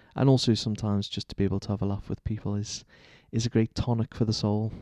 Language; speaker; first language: English; native; English